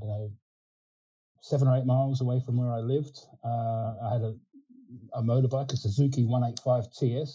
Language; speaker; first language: English; early bilingual, other home language; Ukrainian